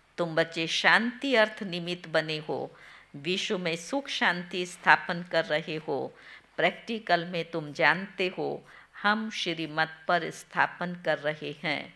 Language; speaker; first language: Hindi; non-native, local second language; Gujarati